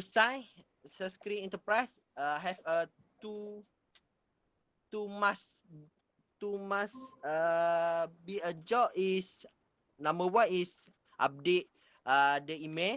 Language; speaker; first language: English; non-native, local second language; Malay